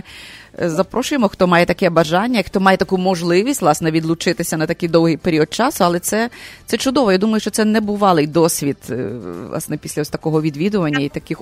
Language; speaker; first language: Ukrainian; native; Ukrainian